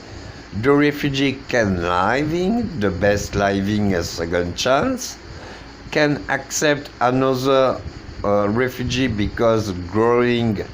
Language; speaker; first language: English; non-native, learner; French